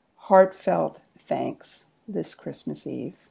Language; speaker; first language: English; native; English